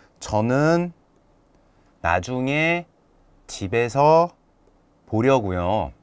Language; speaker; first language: Korean; non-native, fluent; French